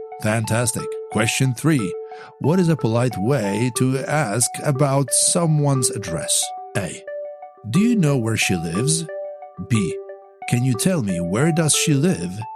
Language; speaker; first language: English; non-native, fluent; Polish